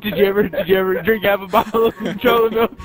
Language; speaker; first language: English; native; English